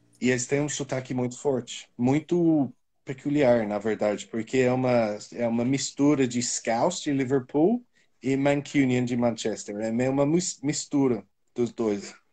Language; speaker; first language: Portuguese; non-native, fluent; English